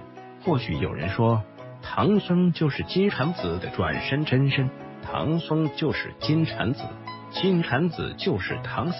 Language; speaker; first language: Chinese; native; Chinese